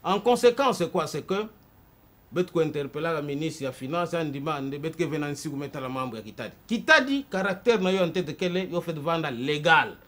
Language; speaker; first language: French; non-native, local second language; Kongo